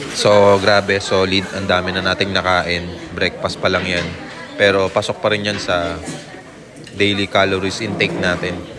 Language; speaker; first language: Filipino; native; Filipino